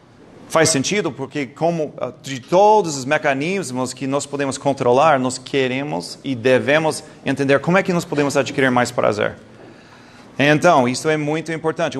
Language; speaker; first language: Portuguese; non-native, fluent; English